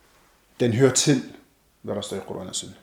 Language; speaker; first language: Danish; non-native, fluent; Arabic